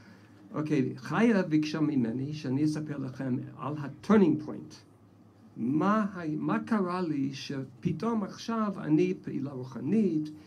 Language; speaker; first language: Hebrew; non-native, fluent; English